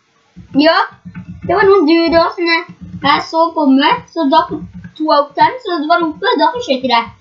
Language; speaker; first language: Norwegian; native; Norwegian